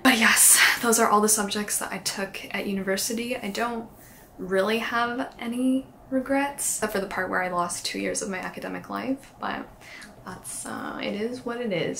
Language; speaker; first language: English; native; English